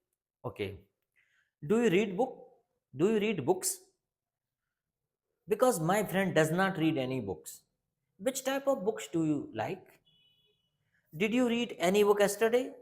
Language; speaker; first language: English; non-native, local second language; Hindi